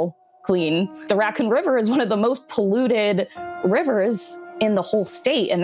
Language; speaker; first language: English; native; English